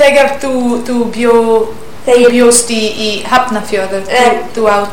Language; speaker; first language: Icelandic; non-native, learner; English